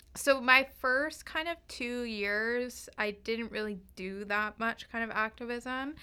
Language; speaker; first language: English; native; English